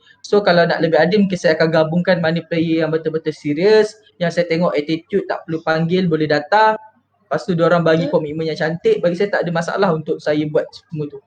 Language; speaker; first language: Malay; native; Malay